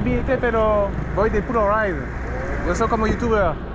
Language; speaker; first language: Spanish; non-native, learner; French